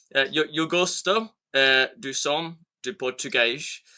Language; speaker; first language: Portuguese; non-native, learner; English